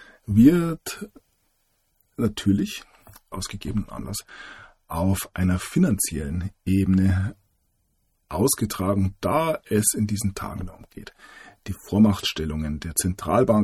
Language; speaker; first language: German; native; German